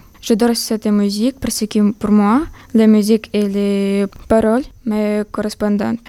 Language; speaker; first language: French; non-native, learner; Russian